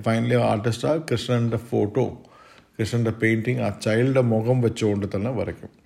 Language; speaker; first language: English; non-native, local second language; Malayalam